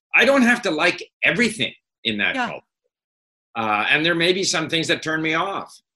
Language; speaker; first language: English; native; English